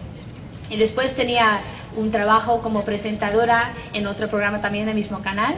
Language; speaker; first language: Spanish; non-native, fluent; English